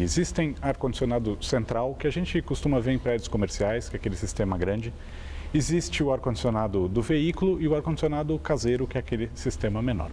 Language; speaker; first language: Portuguese; native; Portuguese